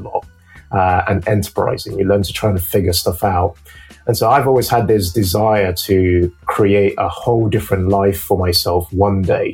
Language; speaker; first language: English; non-native, local second language; Yoruba